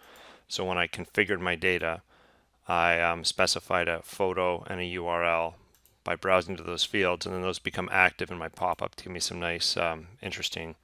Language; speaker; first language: English; native; English